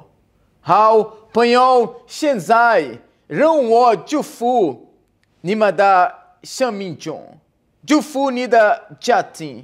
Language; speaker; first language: Chinese; non-native, learner; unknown